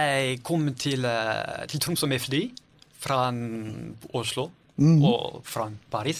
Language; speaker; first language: Norwegian; non-native, learner; French